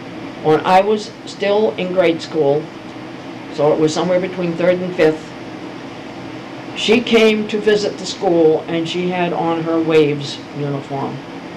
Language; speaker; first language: English; native; English